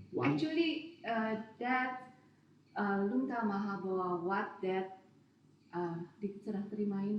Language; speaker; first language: English; non-native, learner; Indonesian